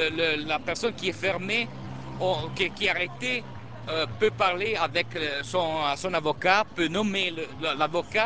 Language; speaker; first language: French; non-native, learner; Italian